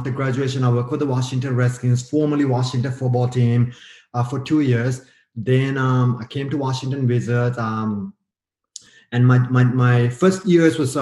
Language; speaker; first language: English; non-native, fluent; Sinhala